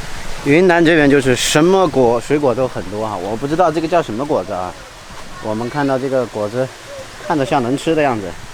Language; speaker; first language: Chinese; native; Chinese